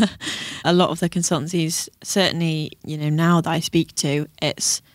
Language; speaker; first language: English; native; English